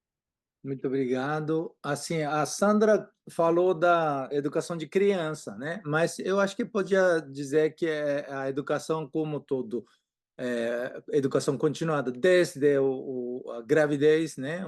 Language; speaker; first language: Portuguese; non-native, fluent; Japanese